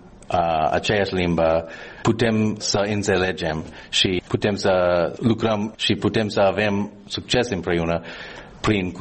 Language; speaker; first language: Romanian; non-native, fluent; English